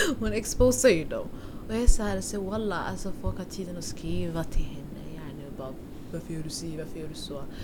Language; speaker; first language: Swedish; early bilingual, other home language; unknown